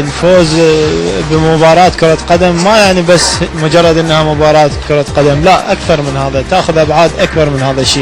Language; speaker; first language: Arabic; native; Arabic